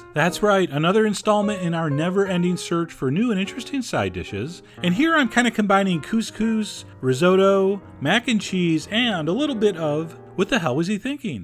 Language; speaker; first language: English; native; English